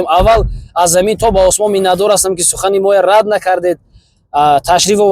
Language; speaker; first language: Persian; native; Persian